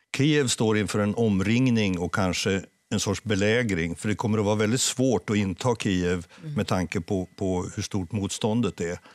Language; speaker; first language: Swedish; native; Swedish